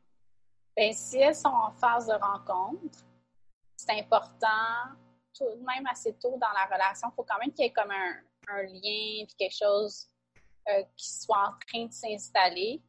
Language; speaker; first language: French; native; French